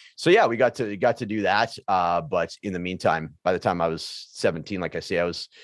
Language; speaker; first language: English; native; English